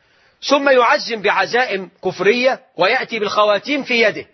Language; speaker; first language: Arabic; native; Arabic